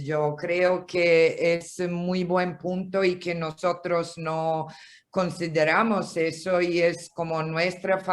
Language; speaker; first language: Spanish; non-native, fluent; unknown